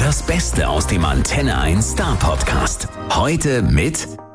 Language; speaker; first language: German; native; German